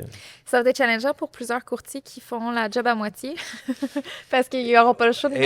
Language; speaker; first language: French; native; French